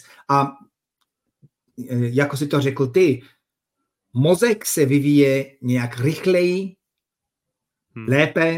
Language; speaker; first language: Czech; non-native, fluent; Polish